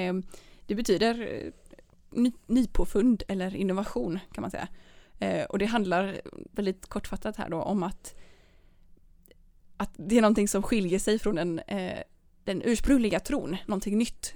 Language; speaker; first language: Swedish; native; Swedish